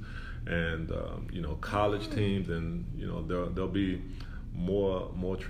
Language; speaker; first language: English; native; English